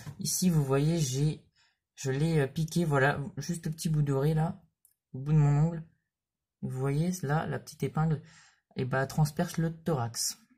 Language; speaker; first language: French; native; French